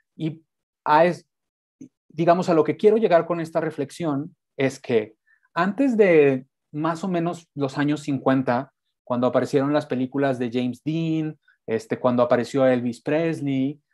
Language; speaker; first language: Spanish; native; Spanish